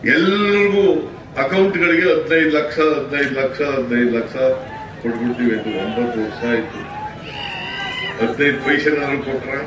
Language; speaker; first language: Kannada; native; Kannada